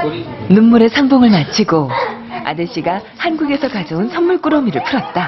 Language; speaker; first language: Korean; native; Korean